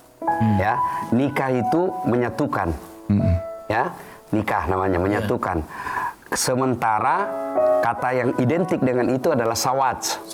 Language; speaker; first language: Indonesian; native; Indonesian